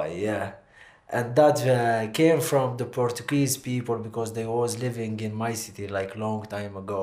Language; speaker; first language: English; non-native, learner; Arabic